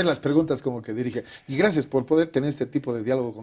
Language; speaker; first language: Spanish; native; Spanish